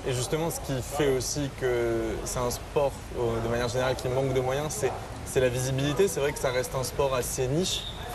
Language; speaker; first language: French; native; French